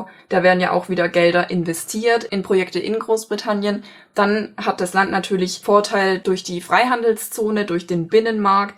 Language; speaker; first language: German; native; German